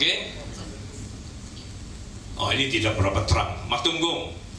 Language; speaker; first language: Malay; non-native, local second language; Chinese